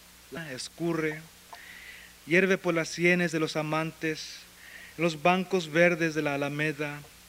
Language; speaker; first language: Spanish; early bilingual, heritage; Spanish